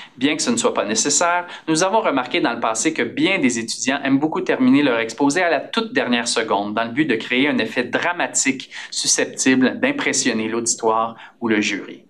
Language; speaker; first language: French; native; French